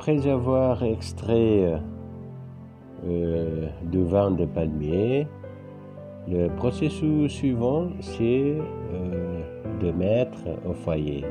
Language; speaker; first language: French; non-native, fluent; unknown